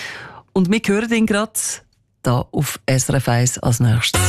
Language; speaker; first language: German; native; German